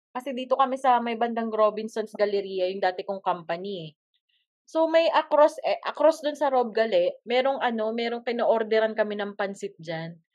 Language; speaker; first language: Filipino; native; Filipino